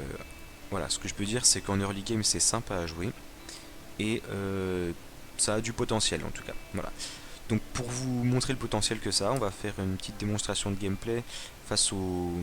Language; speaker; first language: French; native; French